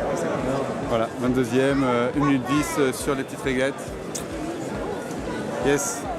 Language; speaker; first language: French; native; French